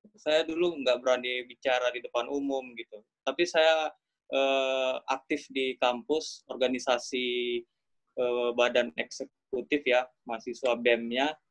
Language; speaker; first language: Indonesian; native; Indonesian